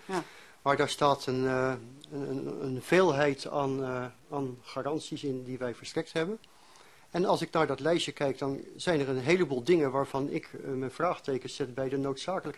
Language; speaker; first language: Dutch; native; Dutch